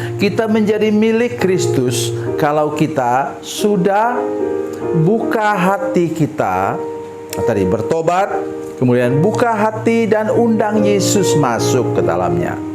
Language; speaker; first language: Indonesian; native; Indonesian